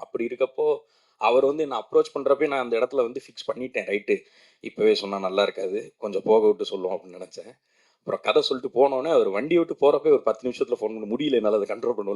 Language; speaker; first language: Tamil; native; Tamil